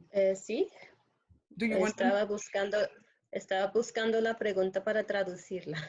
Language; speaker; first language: Spanish; non-native, fluent; English